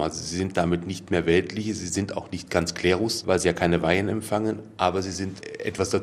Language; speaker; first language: German; native; German